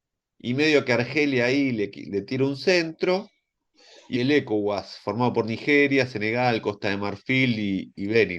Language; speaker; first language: Spanish; native; Spanish